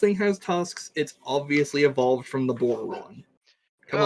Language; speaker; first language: English; native; English